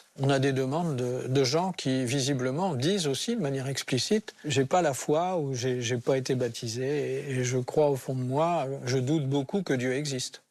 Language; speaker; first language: French; native; French